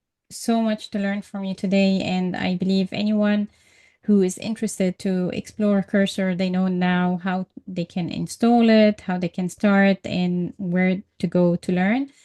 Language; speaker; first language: English; non-native, fluent; Arabic